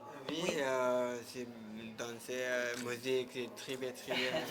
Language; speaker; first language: French; non-native, learner; Pashto